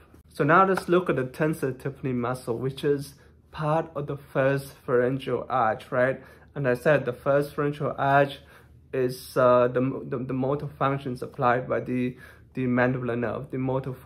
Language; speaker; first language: English; non-native, fluent; Thai